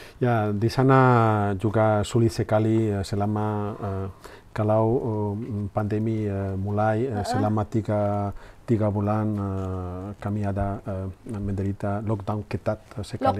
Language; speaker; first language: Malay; non-native, learner; Spanish